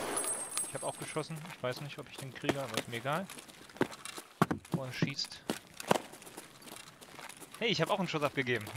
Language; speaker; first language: German; native; German